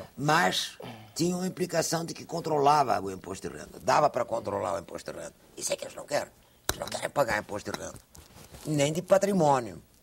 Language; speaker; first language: Portuguese; native; Portuguese